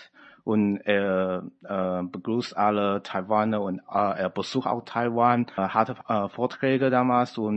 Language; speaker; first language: German; non-native, fluent; Chinese